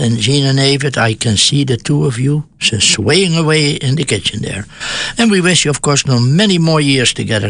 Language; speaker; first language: English; non-native, fluent; Dutch